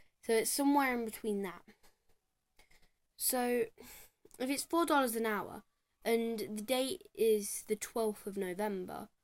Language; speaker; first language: English; native; English